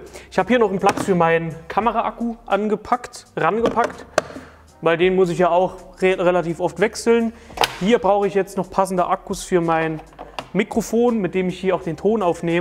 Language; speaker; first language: German; native; German